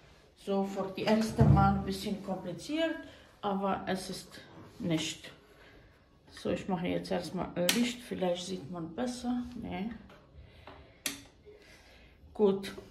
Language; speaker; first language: German; non-native, fluent; Croatian